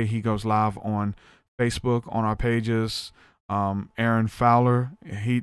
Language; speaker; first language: English; native; English